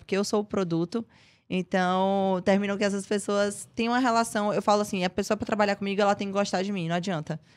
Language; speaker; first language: Portuguese; native; Portuguese